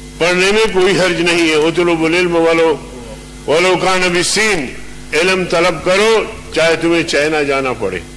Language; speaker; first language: Urdu; non-native, local second language; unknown